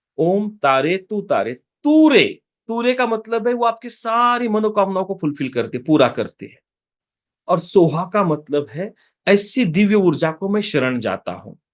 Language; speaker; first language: Hindi; non-native, local second language; Marathi